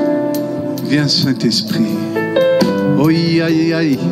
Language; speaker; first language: French; non-native, local second language; German